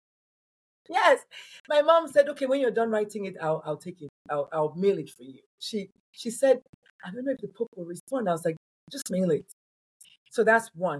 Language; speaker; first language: English; non-native, local second language; Igbo